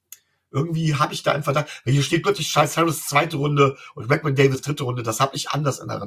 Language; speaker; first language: German; native; German